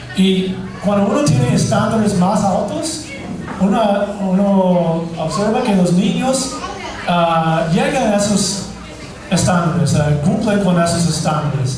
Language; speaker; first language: Spanish; non-native, fluent; English